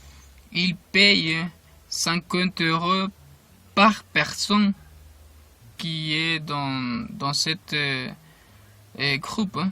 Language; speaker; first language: French; non-native, learner; Spanish